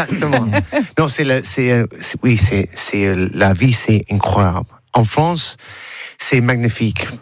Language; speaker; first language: French; non-native, learner; English